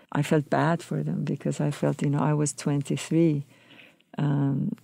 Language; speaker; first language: English; non-native, fluent; Persian